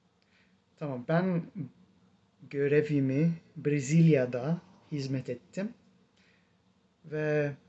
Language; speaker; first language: Turkish; non-native, fluent; English